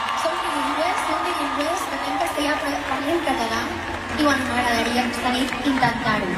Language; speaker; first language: Catalan; non-native, local second language; Spanish